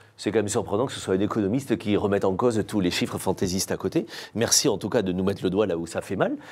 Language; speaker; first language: French; native; French